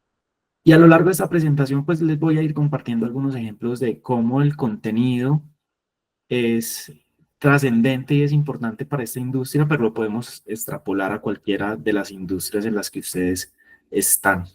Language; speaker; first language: Spanish; native; Spanish